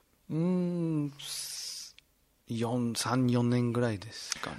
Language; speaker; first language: Japanese; non-native, fluent; English